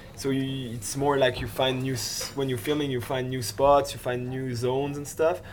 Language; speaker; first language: English; non-native, fluent; French